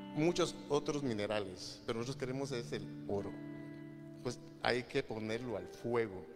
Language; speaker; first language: Spanish; native; Spanish